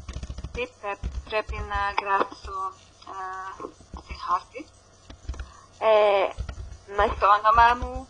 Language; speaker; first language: Greek; non-native, learner; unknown